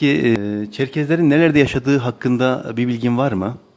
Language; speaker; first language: Turkish; native; Turkish